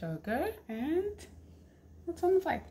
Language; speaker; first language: English; non-native, fluent; Russian